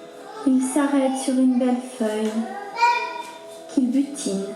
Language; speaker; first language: French; native; French